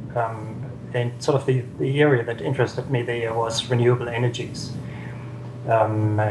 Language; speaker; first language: English; non-native, fluent; German